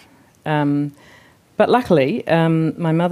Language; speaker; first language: English; native; English